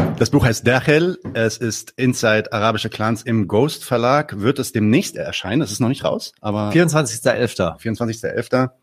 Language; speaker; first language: German; early bilingual, other home language; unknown